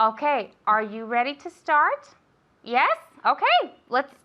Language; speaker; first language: English; non-native, fluent; Spanish